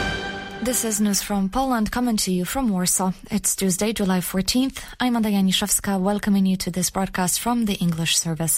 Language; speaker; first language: English; non-native, fluent; Polish